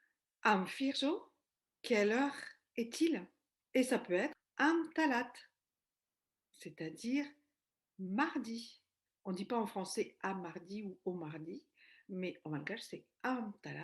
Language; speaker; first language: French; non-native, local second language; Malagasy